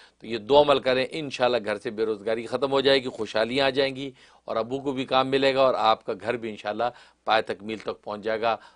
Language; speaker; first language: Urdu; native; Urdu